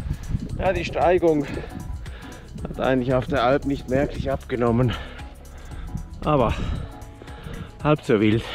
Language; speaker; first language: German; native; German